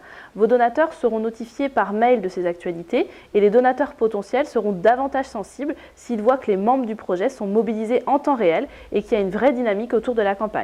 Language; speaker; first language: French; native; French